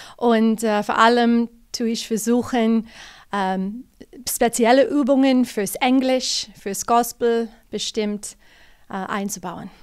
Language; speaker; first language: German; non-native, fluent; English